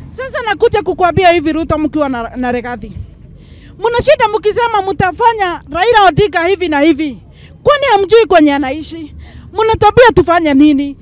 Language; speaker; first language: Swahili; non-native, local second language; Kikuyu